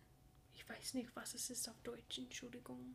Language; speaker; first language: German; non-native, learner; English